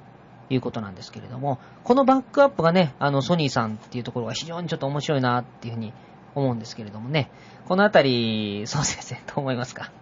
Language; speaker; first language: Japanese; native; Japanese